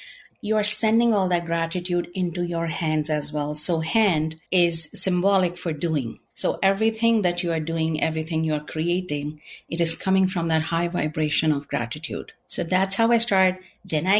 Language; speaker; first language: English; non-native, local second language; Hindi